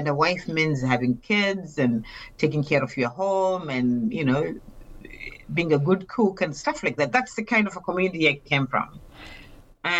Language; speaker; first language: English; non-native, local second language; Swahili